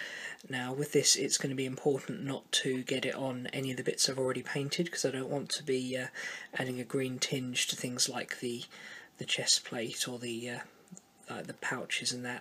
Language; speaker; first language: English; native; English